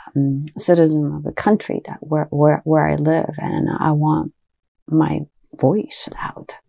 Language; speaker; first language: English; early bilingual, other home language; Japanese